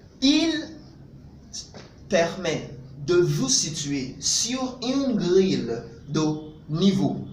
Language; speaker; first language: French; non-native, fluent; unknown